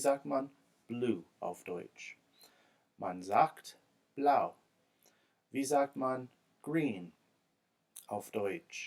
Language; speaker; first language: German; non-native, fluent; English